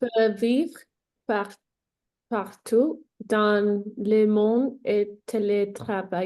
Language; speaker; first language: French; non-native, learner; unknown